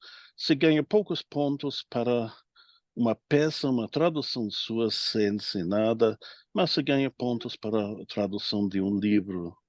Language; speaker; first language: Portuguese; non-native, fluent; English